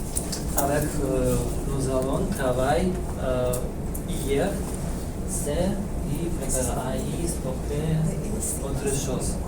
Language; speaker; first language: French; non-native, learner; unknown